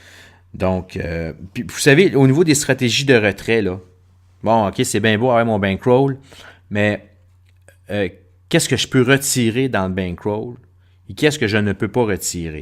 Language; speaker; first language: French; native; French